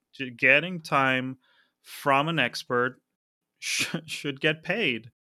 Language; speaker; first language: English; non-native, fluent; Spanish